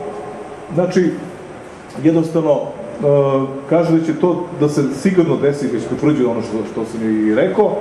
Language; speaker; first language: Serbian; native; Serbian